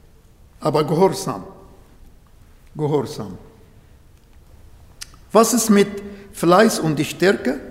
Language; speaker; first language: German; non-native, learner; Arabic